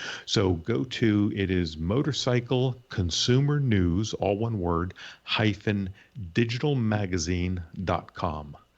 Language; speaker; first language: English; native; English